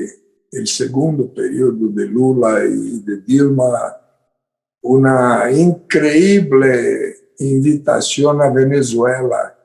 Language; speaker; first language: Spanish; non-native, fluent; Portuguese